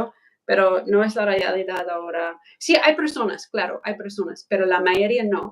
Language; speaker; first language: Spanish; non-native, fluent; English